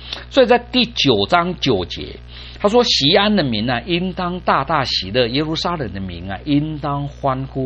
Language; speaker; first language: Chinese; native; Chinese